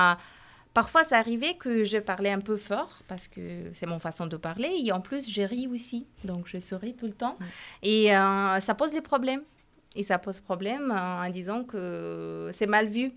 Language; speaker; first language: French; non-native, fluent; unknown